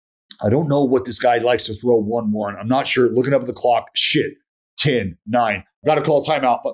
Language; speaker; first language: English; native; English